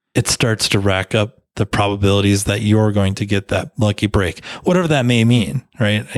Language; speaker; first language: English; native; English